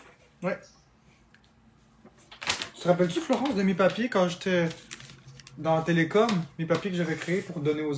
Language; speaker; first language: French; native; French